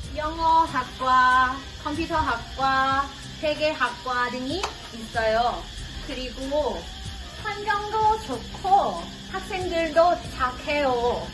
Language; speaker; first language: Korean; non-native, learner; Lao